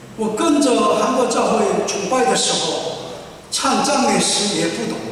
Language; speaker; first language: Chinese; non-native, fluent; Korean